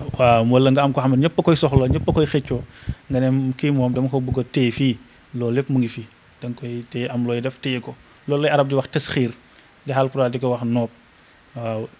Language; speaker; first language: Wolof; non-native, local second language; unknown